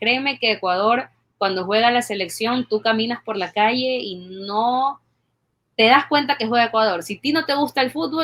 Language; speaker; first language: Spanish; native; Spanish